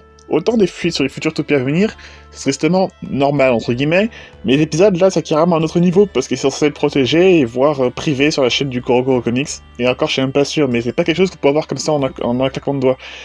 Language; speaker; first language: French; native; French